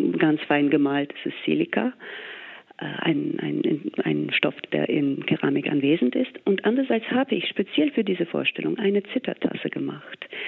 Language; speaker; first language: German; non-native, fluent; English